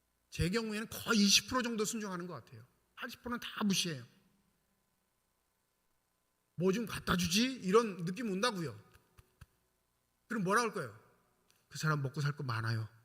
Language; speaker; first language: Korean; native; Korean